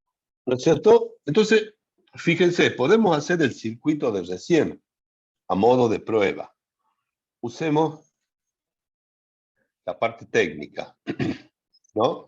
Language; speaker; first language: Spanish; native; Spanish